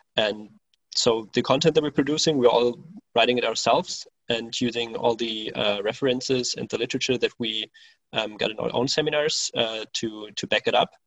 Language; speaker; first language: English; non-native, fluent; German